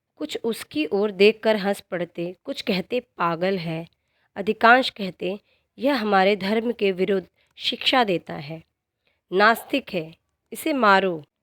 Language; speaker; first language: Hindi; native; Hindi